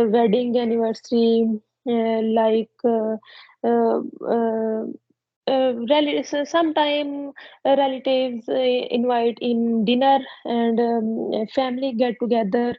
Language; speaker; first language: English; non-native, learner; Punjabi